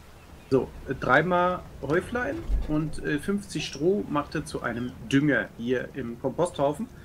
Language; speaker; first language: German; native; German